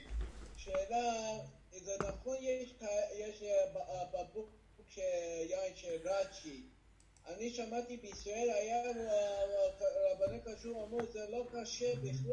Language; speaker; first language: Hebrew; non-native, learner; English